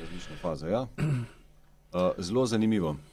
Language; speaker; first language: Slovenian; native; Slovenian